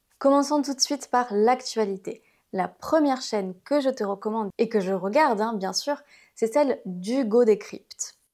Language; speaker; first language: French; native; French